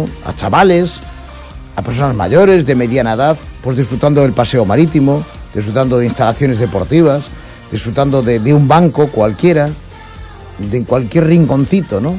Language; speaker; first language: Spanish; native; Spanish